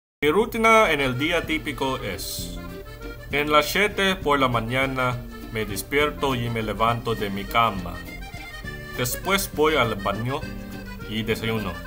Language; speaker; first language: Spanish; non-native, learner; English